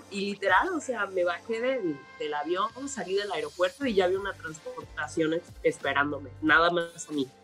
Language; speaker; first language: Spanish; native; Spanish